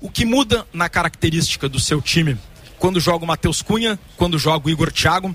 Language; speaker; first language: Portuguese; native; Portuguese